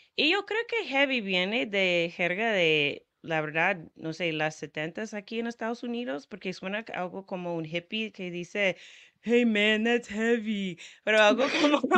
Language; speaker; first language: Spanish; non-native, fluent; English